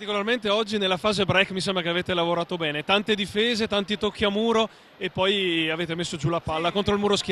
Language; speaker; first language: Italian; native; Italian